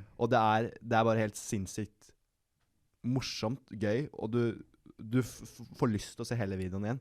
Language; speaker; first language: Norwegian; native; Norwegian